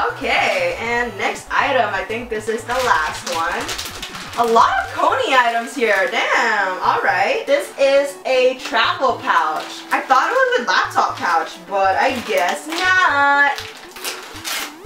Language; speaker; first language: English; non-native, local second language; Chinese